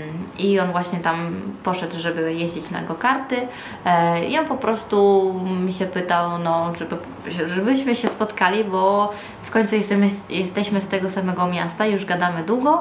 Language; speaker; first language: Polish; early bilingual, heritage; Polish